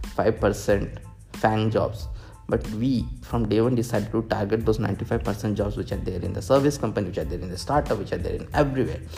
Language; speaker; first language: English; non-native, local second language; Hindi